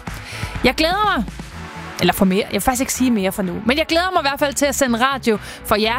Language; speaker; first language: Danish; native; Danish